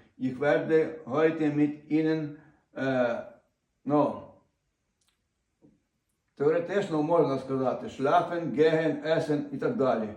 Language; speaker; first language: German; non-native, learner; Ukrainian